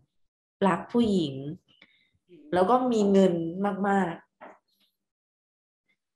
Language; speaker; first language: Thai; native; Thai